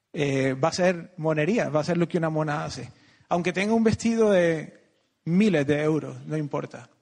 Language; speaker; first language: Spanish; native; Spanish